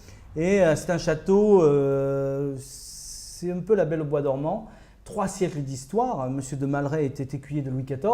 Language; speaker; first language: French; native; French